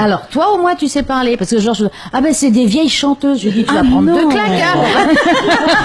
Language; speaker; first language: French; native; French